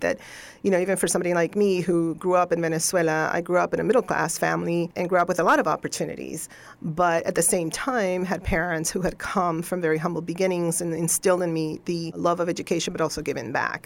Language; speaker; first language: English; non-native, fluent; Spanish